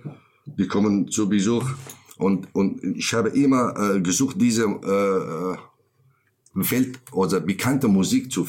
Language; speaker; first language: German; non-native, learner; Kurdish